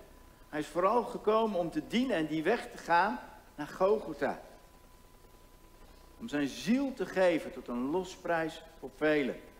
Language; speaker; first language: Dutch; native; Dutch